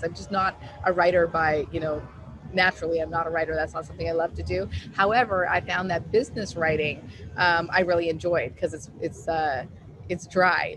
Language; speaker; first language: English; native; English